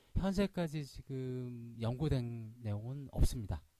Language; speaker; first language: Korean; native; Korean